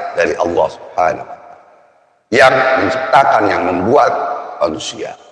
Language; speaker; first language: Indonesian; native; Indonesian